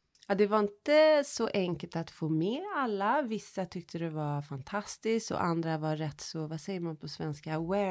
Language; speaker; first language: Swedish; early bilingual, heritage; Swedish